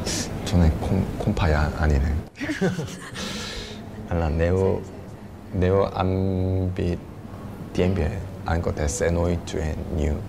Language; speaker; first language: Vietnamese; non-native, learner; Korean